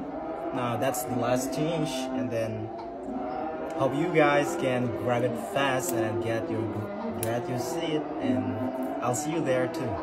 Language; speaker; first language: English; non-native, fluent; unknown